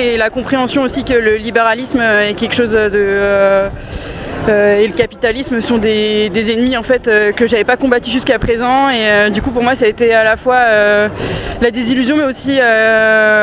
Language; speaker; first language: French; native; French